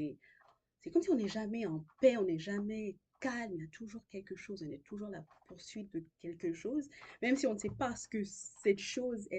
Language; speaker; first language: French; non-native, local second language; Haitian Creole